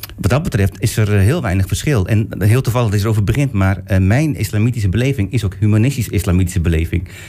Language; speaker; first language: Dutch; early bilingual, other home language; Turkish